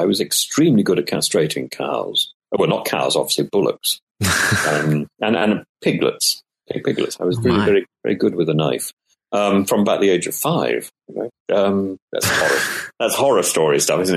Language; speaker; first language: English; native; English